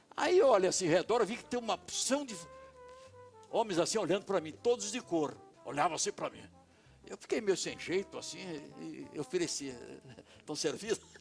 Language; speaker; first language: Portuguese; native; Portuguese